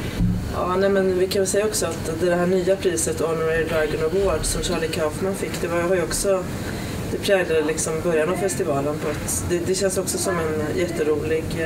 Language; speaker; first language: Swedish; native; Swedish